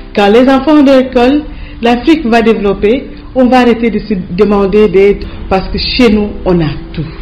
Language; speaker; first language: French; non-native, fluent; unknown